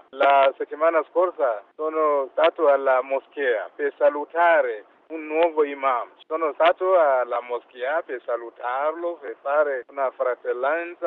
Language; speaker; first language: Italian; non-native, fluent; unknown